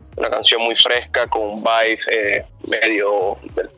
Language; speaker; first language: Spanish; native; Spanish